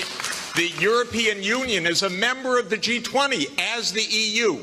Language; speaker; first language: English; native; English